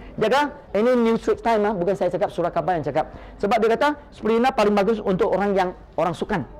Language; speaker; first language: Malay; non-native, local second language; Chinese